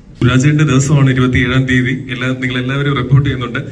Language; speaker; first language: Malayalam; native; Malayalam